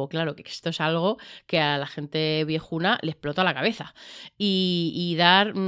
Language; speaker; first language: Spanish; native; Spanish